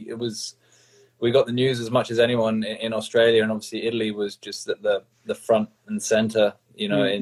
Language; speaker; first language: English; native; English